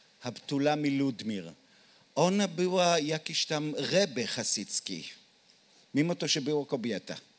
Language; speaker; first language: Polish; non-native, learner; Hebrew